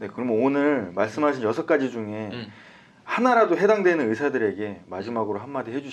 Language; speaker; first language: Korean; native; Korean